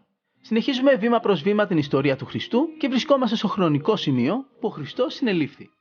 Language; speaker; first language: Greek; native; Greek